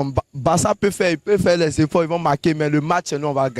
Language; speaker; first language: French; non-native, local second language; Wolof